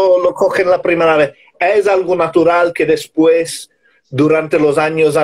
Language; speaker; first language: Spanish; non-native, fluent; English